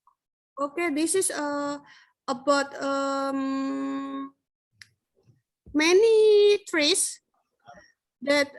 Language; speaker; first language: English; non-native, learner; Indonesian